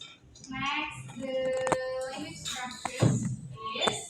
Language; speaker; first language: English; non-native, learner; Indonesian